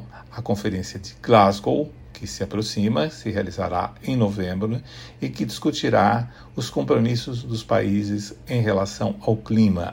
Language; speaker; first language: Portuguese; native; Portuguese